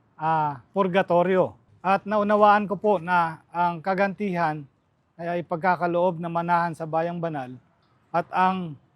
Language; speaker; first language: Filipino; native; Filipino